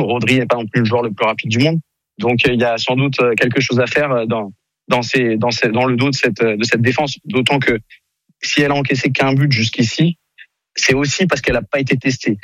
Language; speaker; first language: French; native; French